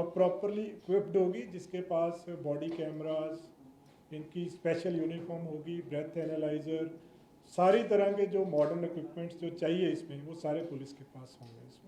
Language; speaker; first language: Hindi; non-native, local second language; Punjabi